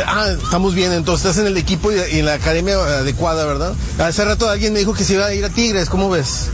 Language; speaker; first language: Spanish; native; Spanish